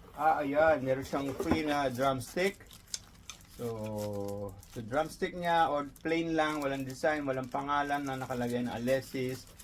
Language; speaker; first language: Filipino; native; Filipino